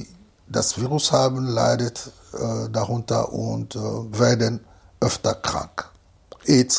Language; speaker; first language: German; non-native, fluent; Lingala